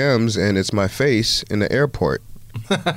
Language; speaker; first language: English; native; English